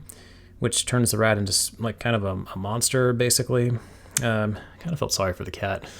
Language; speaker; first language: English; native; English